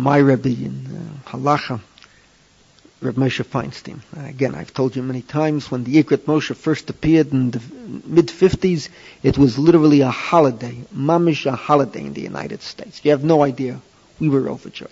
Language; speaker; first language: English; native; English